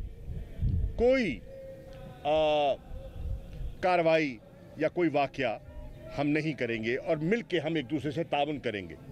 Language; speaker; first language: Urdu; non-native, local second language; Saraiki